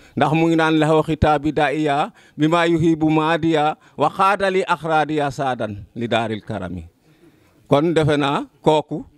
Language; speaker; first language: Wolof; non-native, local second language; Serer